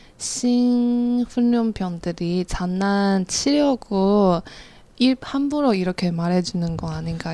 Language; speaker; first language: Korean; non-native, fluent; Chinese